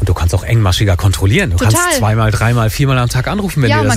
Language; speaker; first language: German; native; German